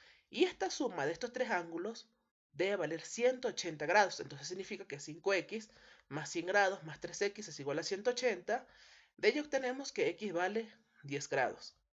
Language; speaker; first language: Spanish; native; Spanish